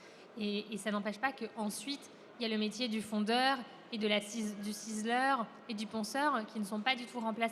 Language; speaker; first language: French; native; French